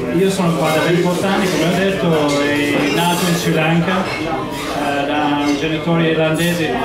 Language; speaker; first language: Italian; non-native, fluent; English